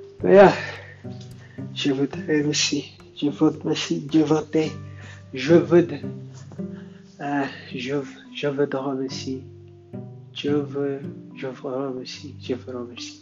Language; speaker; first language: French; non-native, learner; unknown